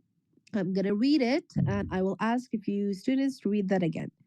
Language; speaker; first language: English; non-native, fluent; Persian